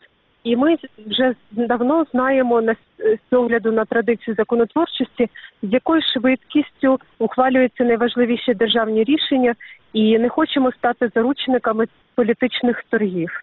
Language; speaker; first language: Ukrainian; native; Ukrainian